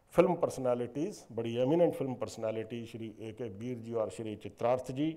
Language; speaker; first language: Hindi; native; Hindi